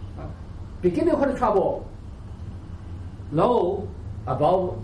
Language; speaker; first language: English; non-native, learner; Chinese